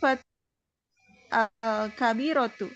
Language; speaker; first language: Arabic; non-native, learner; Indonesian